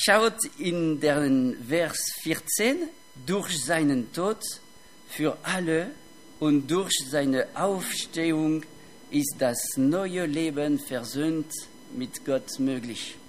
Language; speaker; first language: German; non-native, fluent; French